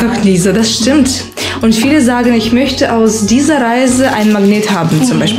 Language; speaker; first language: German; non-native, fluent; Russian